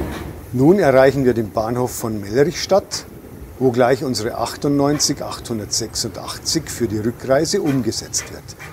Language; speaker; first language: German; native; German